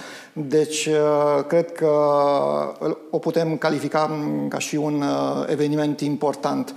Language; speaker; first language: Romanian; native; Romanian